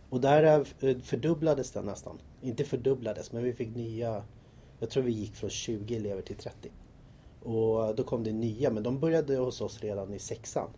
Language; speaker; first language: Swedish; native; Swedish